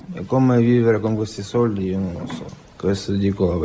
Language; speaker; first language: Italian; non-native, learner; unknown